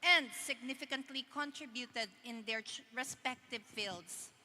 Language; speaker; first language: English; non-native, local second language; Filipino